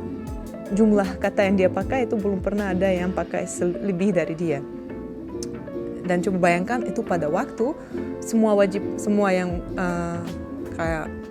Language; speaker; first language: Indonesian; non-native, fluent; Russian